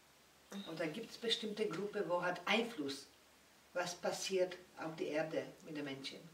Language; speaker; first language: German; non-native, learner; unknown